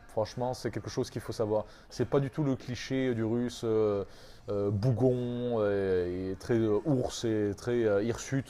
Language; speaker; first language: French; native; French